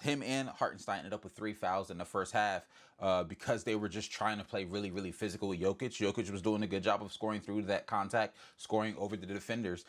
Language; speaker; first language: English; native; English